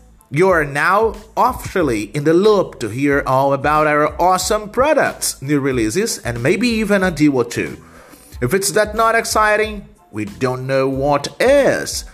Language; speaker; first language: English; non-native, fluent; Portuguese